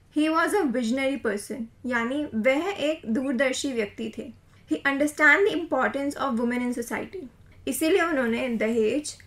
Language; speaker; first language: Hindi; native; Hindi